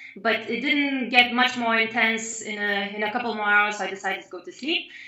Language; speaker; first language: English; non-native, fluent; Lithuanian